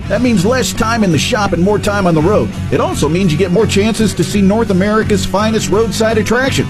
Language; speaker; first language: English; native; English